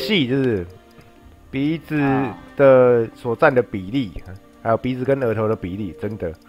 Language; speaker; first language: Chinese; native; Chinese